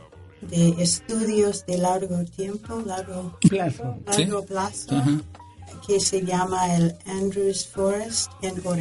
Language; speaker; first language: Spanish; non-native, fluent; English